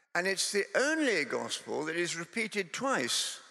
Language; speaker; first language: English; native; English